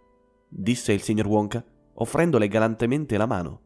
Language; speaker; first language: Italian; native; Italian